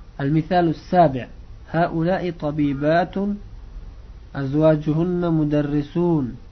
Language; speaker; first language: Arabic; non-native, fluent; Uzbek